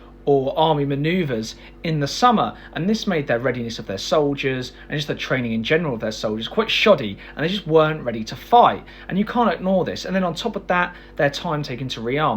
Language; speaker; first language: English; native; English